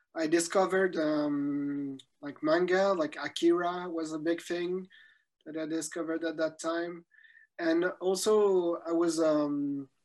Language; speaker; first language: English; non-native, fluent; French